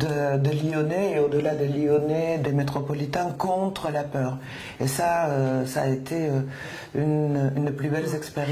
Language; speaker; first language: French; non-native, fluent; Spanish